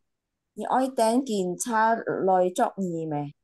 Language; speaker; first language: Chinese; non-native, learner; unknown